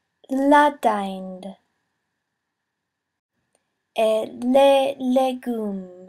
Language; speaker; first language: French; non-native, learner; English